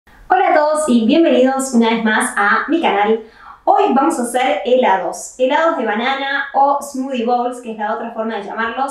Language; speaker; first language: Spanish; native; Spanish